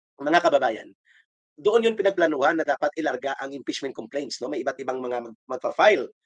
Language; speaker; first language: Filipino; native; Filipino